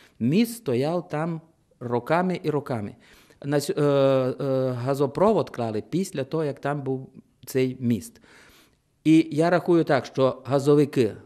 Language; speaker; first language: Ukrainian; native; Ukrainian